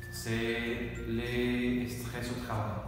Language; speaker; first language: French; non-native, learner; Spanish